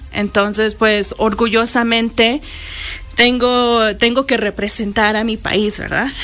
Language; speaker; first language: Spanish; early bilingual, heritage; Spanish